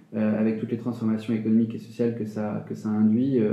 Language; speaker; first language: French; native; French